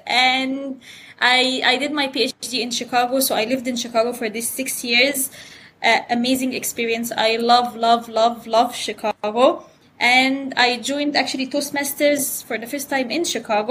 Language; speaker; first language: English; non-native, fluent; Arabic